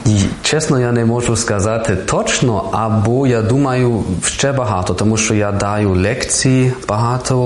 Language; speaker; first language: Ukrainian; non-native, learner; German